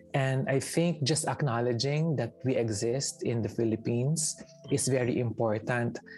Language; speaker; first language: English; non-native, local second language; Filipino